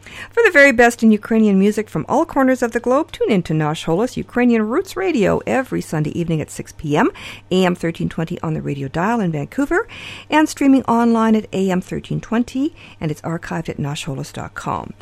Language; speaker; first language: English; early bilingual, other home language; Ukrainian